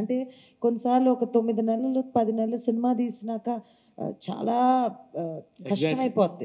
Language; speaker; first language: Telugu; native; Telugu